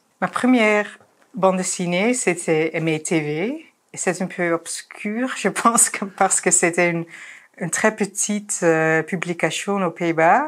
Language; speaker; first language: French; non-native, fluent; Dutch